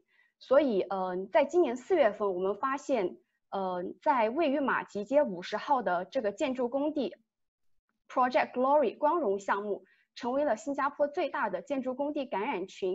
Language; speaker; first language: Chinese; native; Chinese